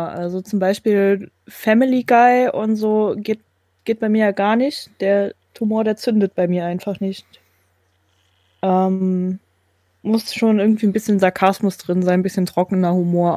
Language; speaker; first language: German; native; German